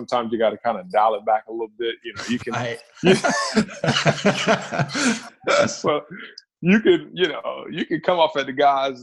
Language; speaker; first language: English; native; English